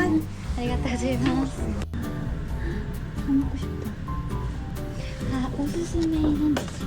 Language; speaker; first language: Japanese; non-native, learner; Korean